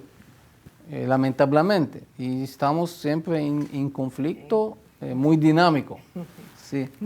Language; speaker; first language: Spanish; non-native, fluent; Hebrew